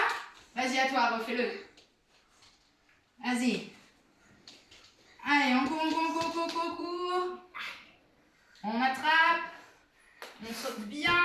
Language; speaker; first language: French; native; French